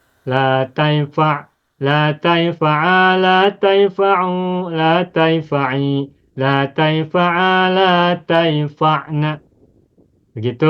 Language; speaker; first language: Arabic; non-native, fluent; Indonesian